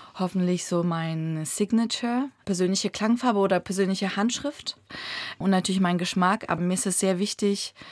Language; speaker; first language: German; early bilingual, other home language; Russian